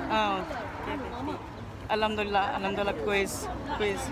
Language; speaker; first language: Arabic; non-native, learner; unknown